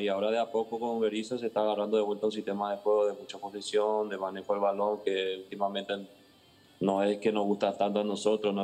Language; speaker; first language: Spanish; native; Spanish